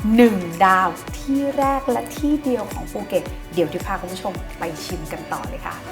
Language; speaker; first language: Thai; native; Thai